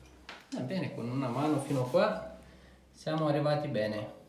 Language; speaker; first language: Italian; non-native, fluent; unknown